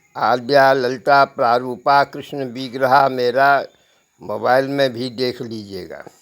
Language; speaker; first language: Hindi; native; Hindi